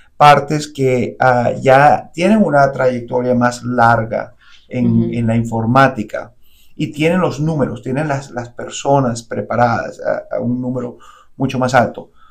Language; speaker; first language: Spanish; native; Spanish